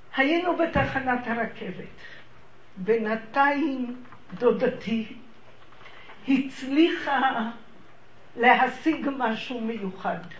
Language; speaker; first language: Hebrew; early bilingual, other home language; Hungarian